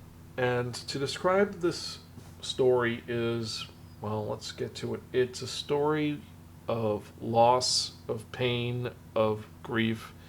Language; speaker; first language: English; native; English